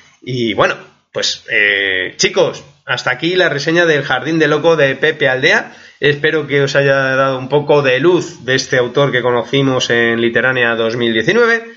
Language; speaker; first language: Spanish; native; Spanish